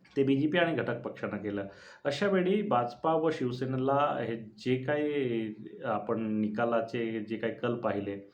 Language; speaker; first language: Marathi; non-native, local second language; Bhili